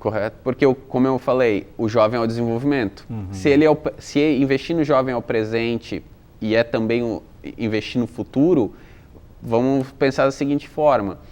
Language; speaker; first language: Portuguese; native; Portuguese